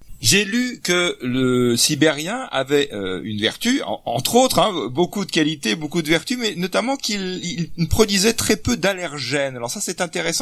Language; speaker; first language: French; native; French